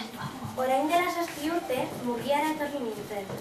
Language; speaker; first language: Basque; non-native, learner; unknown